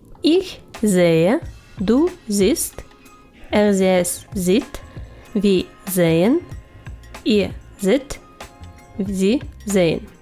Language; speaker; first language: German; non-native, fluent; Ukrainian